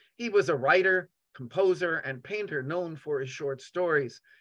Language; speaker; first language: English; native; English